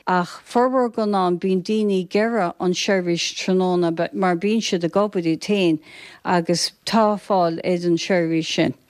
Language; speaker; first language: Irish; native; Irish